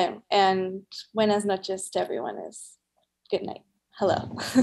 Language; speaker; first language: English; early bilingual, other home language; Spanish